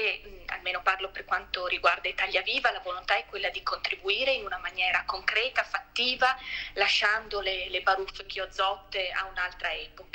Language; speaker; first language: Italian; native; Italian